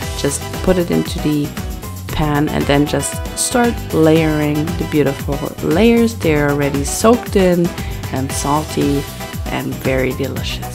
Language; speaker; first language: English; non-native, fluent; German